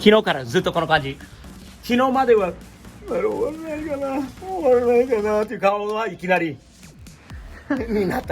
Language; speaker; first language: Japanese; non-native, fluent; English